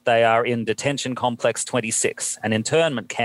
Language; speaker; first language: English; native; English